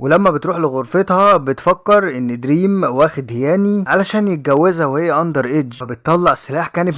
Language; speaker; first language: Arabic; native; Arabic